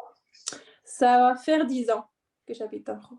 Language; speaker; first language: French; non-native, fluent; Spanish